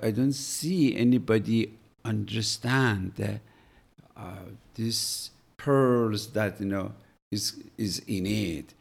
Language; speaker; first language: English; non-native, fluent; Persian